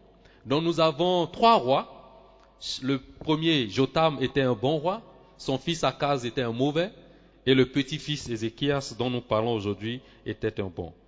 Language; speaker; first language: French; non-native, local second language; Swahili